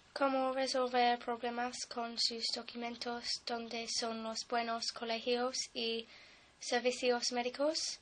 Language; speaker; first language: Spanish; non-native, learner; English